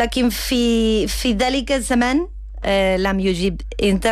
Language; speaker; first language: Arabic; non-native, learner; Spanish